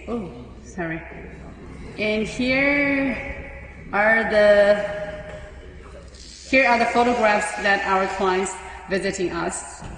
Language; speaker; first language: English; non-native, learner; Chinese